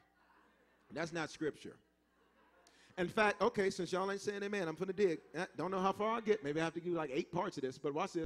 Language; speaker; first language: English; native; English